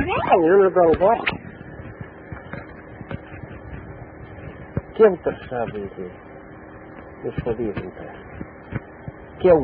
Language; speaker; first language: Portuguese; non-native, learner; English